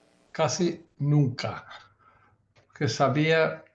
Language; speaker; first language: Spanish; non-native, learner; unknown